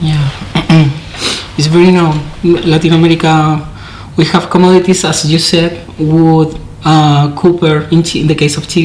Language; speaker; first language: English; non-native, fluent; Spanish